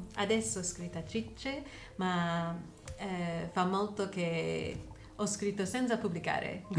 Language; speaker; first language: Italian; non-native, learner; English